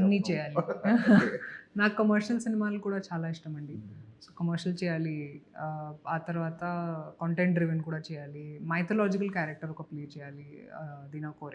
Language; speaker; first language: Telugu; non-native, local second language; Hindi